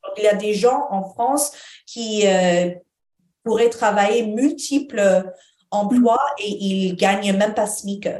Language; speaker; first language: French; non-native, fluent; Arabic